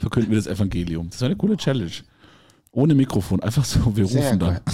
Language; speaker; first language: German; native; German